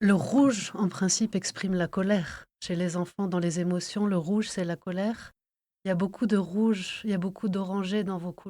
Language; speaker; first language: French; native; French